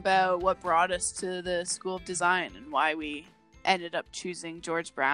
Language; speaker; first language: English; native; English